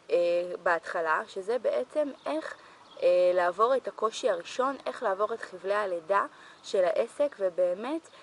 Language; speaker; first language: Hebrew; native; Hebrew